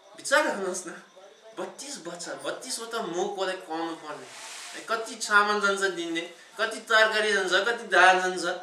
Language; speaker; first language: Nepali; non-native, fluent; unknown